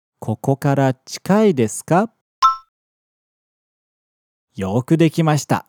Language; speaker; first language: Japanese; non-native, fluent; Portuguese